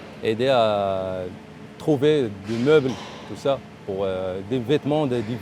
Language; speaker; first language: French; non-native, local second language; Arabic